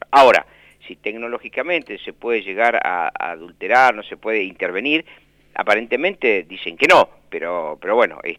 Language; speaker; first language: Spanish; native; Spanish